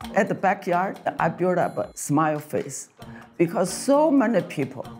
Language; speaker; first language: English; non-native, fluent; Chinese